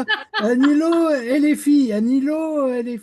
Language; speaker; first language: Hebrew; non-native, learner; French